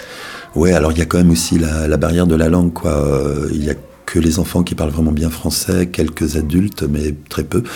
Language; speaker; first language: French; native; French